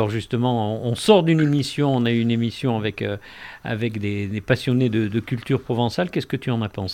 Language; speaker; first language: French; native; French